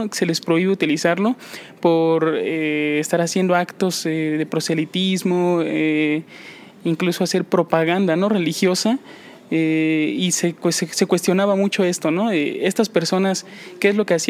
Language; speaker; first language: Spanish; native; Spanish